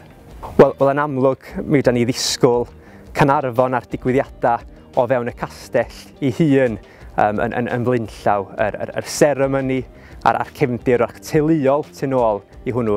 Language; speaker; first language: Welsh; native; Welsh